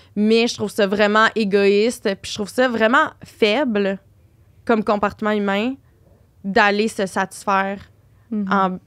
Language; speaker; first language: French; native; French